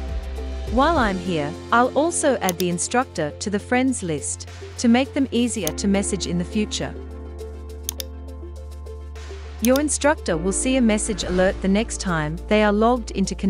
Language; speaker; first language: English; native; English